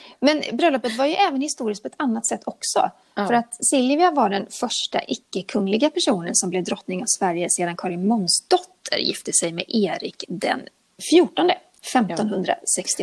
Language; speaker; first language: Swedish; native; Swedish